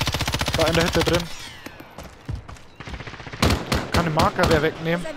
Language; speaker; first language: German; native; German